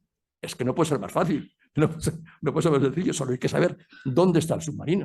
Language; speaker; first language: Spanish; native; Spanish